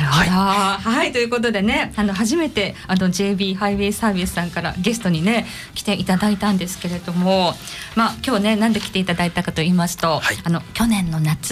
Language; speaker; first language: Japanese; native; Japanese